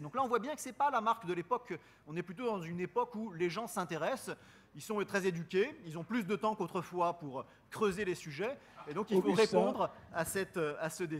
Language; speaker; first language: French; native; French